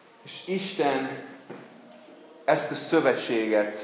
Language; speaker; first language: Hungarian; non-native, fluent; English